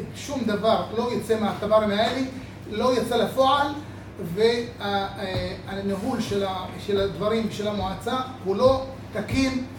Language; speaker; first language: Hebrew; non-native, local second language; Arabic